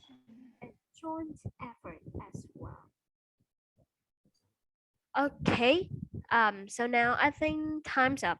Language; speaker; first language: English; non-native, fluent; Vietnamese